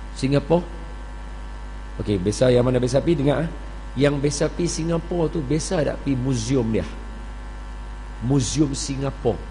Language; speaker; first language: Malay; native; Malay